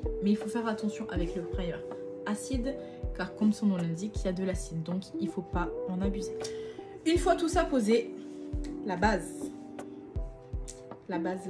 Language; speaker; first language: French; native; French